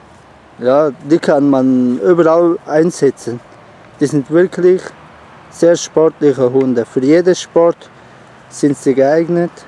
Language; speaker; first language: German; non-native, learner; Turkish